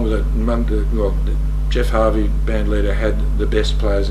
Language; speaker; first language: English; native; English